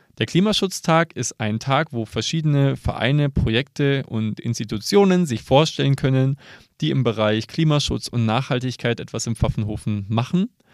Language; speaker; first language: German; native; German